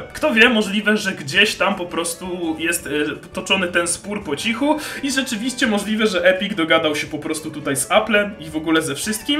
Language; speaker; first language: Polish; native; Polish